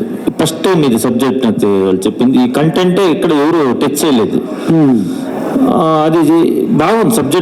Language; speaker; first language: Telugu; non-native, learner; Kannada